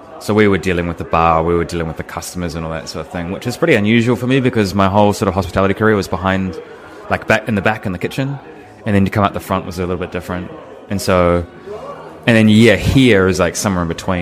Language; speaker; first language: English; native; English